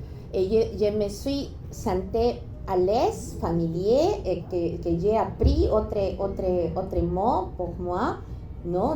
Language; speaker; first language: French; non-native, fluent; Spanish